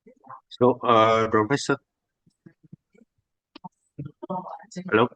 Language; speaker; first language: English; non-native, learner; Vietnamese